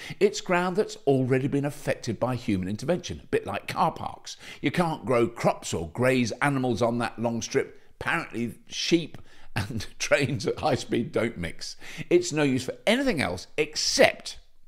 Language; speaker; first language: English; native; English